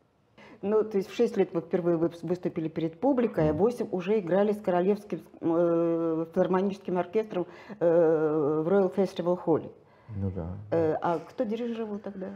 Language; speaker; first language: Russian; native; Russian